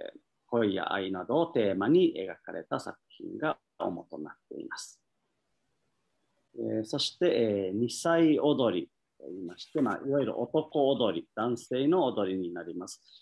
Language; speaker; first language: Japanese; native; Japanese